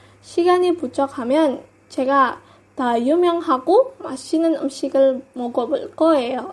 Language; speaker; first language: Korean; non-native, learner; Indonesian